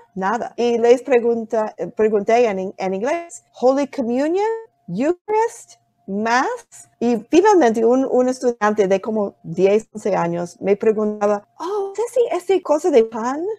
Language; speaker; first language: Spanish; non-native, fluent; English